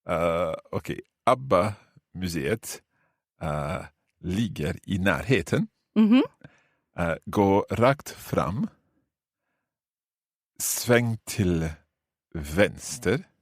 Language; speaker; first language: Swedish; non-native, learner; English